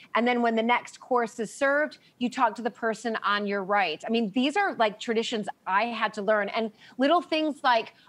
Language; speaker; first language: English; native; English